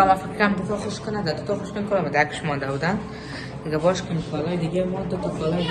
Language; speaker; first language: Persian; native; Persian